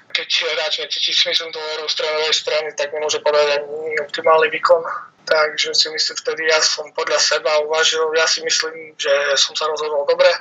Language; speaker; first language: Slovak; native; Slovak